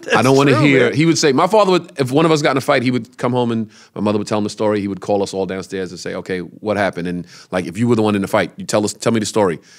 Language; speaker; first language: English; native; English